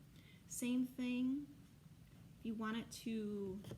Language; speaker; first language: English; native; English